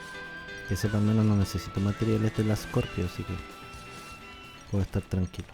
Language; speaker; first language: Spanish; native; Spanish